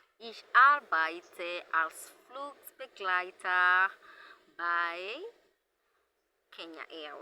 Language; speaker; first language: German; non-native, learner; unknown